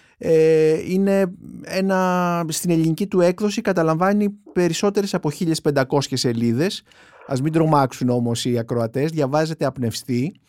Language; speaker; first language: Greek; native; Greek